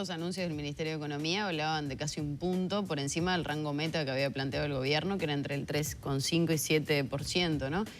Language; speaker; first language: Spanish; native; Spanish